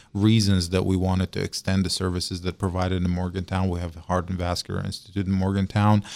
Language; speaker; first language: English; non-native, fluent; Arabic